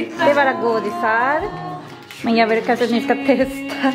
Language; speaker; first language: Swedish; non-native, learner; Japanese